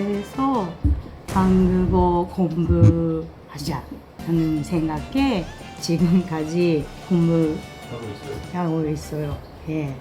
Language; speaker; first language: Korean; non-native, learner; Japanese